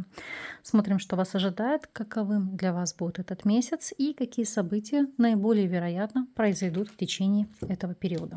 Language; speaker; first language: Russian; native; Russian